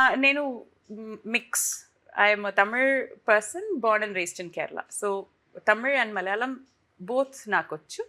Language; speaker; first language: Telugu; non-native, fluent; Tamil